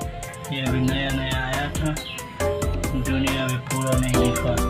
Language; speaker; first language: Hindi; non-native, local second language; Assamese